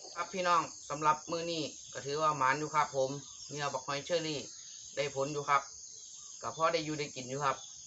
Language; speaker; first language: Thai; native; Thai